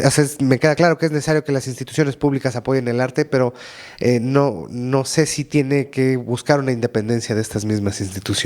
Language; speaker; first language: Spanish; native; Spanish